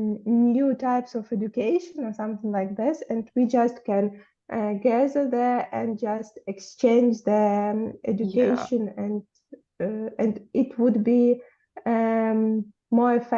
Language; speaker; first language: English; non-native, fluent; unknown